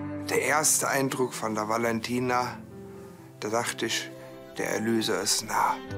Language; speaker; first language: German; native; German